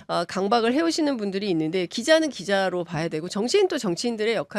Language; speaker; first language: Korean; native; Korean